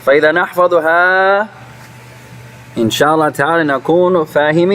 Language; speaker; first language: Arabic; non-native, fluent; English